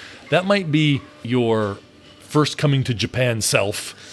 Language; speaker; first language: English; native; English